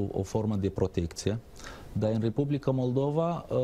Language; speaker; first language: Romanian; non-native, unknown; Arabic